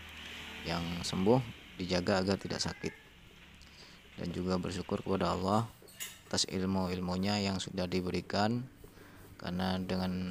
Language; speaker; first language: Indonesian; non-native, local second language; Madurese